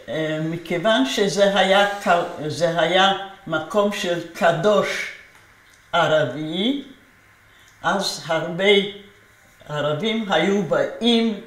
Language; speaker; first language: Hebrew; non-native, fluent; Polish